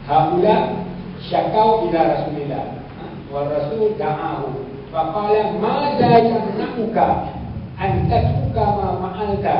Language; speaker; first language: Arabic; non-native, fluent; Malay